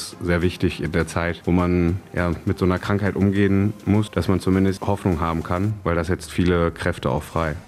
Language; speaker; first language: German; native; German